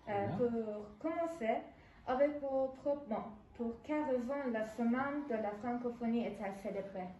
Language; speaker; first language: French; non-native, learner; Turkish